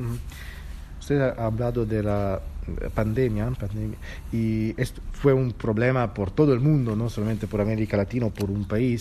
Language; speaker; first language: Spanish; non-native, fluent; Italian